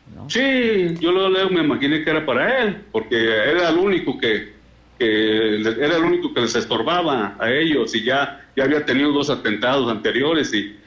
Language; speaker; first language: Spanish; native; Spanish